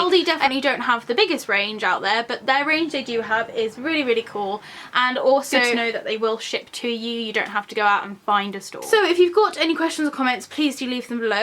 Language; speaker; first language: English; native; English